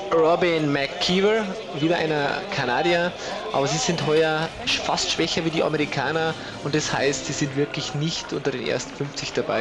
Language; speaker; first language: German; native; German